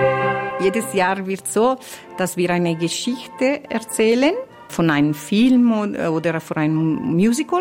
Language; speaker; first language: German; non-native, fluent; Italian